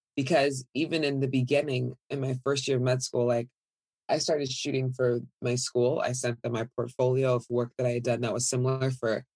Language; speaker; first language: English; early bilingual, other home language; Yoruba